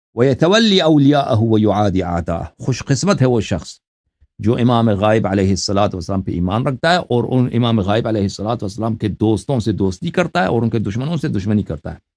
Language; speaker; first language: Urdu; non-native, fluent; Persian